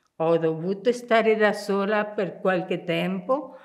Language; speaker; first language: Italian; non-native, fluent; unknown